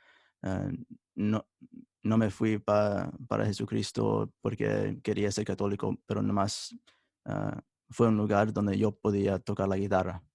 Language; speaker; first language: Spanish; early bilingual, heritage; Spanish